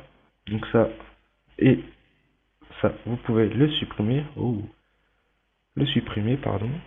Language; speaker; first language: French; native; French